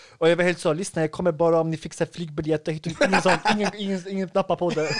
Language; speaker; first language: Swedish; early bilingual, other home language; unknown